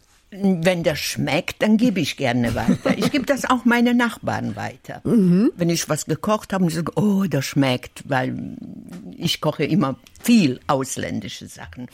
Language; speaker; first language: German; non-native, fluent; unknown